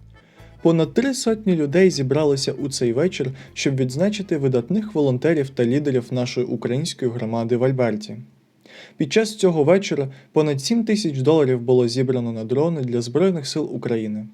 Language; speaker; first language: Ukrainian; native; Ukrainian